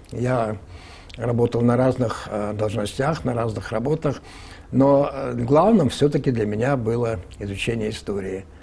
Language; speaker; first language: Russian; non-native, local second language; Ingush